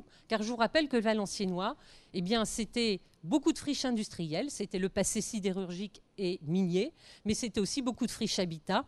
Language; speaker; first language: French; native; French